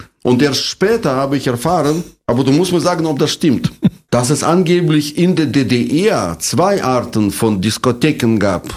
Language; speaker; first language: German; non-native, fluent; Russian